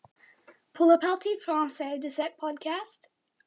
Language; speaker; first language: French; non-native, learner; English